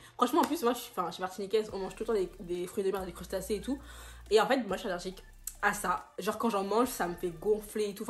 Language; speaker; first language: French; native; French